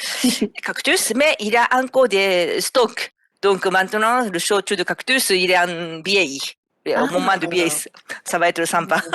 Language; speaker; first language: French; non-native, fluent; Japanese